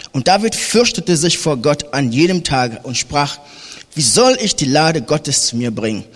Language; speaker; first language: German; non-native, fluent; French